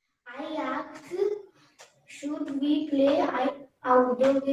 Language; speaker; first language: English; non-native, learner; Hindi